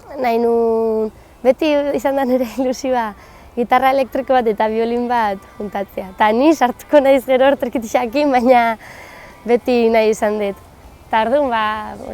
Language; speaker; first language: Basque; native; Basque